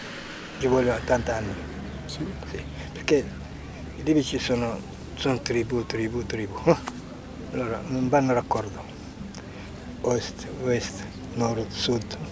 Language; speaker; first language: Italian; non-native, fluent; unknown